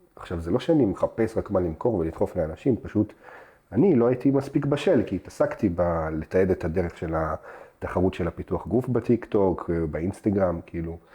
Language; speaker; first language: Hebrew; early bilingual, other home language; Russian